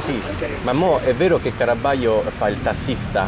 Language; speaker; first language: Italian; native; Italian